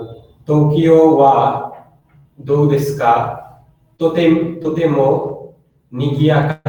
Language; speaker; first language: Japanese; non-native, learner; Bangla